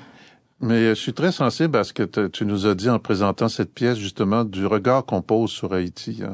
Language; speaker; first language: French; native; French